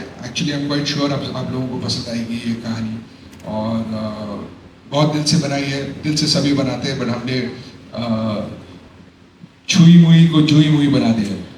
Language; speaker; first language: Hindi; native; Hindi